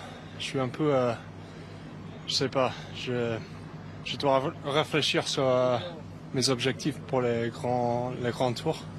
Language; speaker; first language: French; non-native, fluent; English